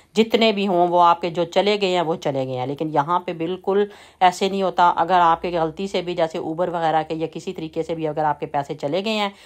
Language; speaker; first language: Urdu; native; Urdu